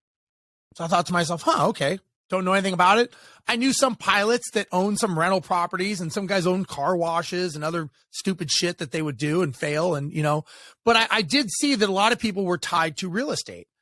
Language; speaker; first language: English; native; English